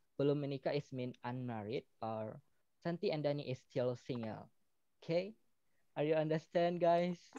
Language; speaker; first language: English; non-native, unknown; Indonesian